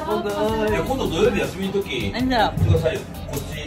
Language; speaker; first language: Japanese; native; Japanese